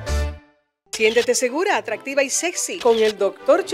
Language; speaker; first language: Spanish; native; Spanish